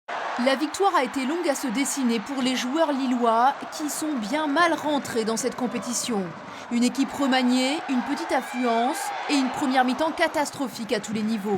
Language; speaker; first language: French; native; French